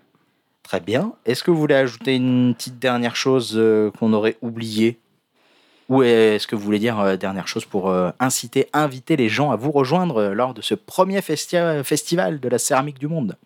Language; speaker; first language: French; native; French